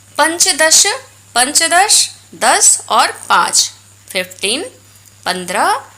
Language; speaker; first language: Hindi; native; Hindi